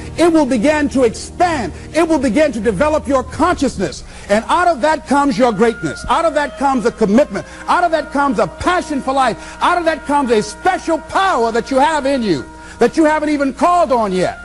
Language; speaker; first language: English; native; English